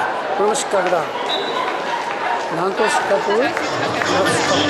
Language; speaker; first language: Japanese; native; Japanese